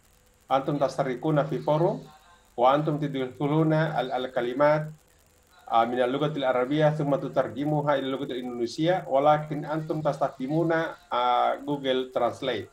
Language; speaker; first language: Arabic; non-native, fluent; Indonesian